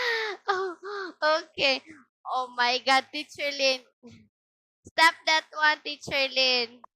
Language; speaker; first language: English; non-native, local second language; Filipino